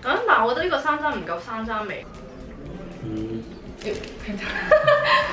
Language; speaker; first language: Korean; non-native, fluent; Cantonese